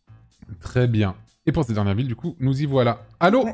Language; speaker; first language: French; native; French